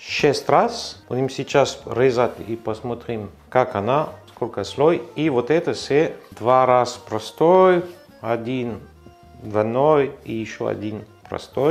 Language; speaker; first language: Russian; non-native, learner; French